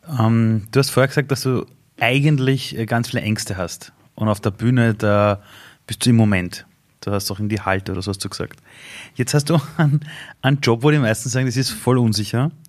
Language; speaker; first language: German; early bilingual, other home language; Persian